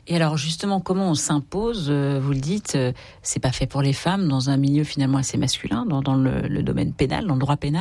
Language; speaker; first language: French; native; French